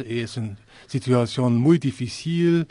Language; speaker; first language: Spanish; non-native, learner; German